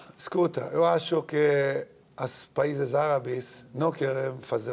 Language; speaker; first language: Portuguese; non-native, learner; Hebrew